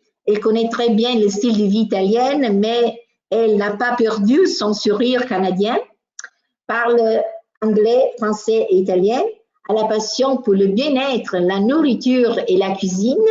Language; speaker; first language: French; non-native, fluent; Italian